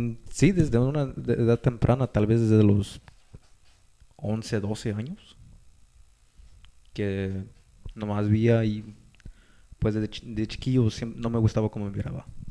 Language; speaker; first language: Spanish; early bilingual, heritage; Spanish